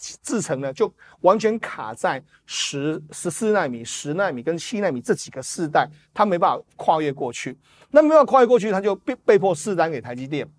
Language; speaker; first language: Chinese; native; Chinese